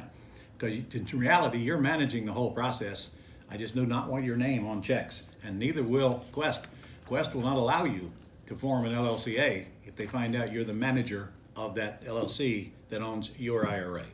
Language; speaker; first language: English; native; English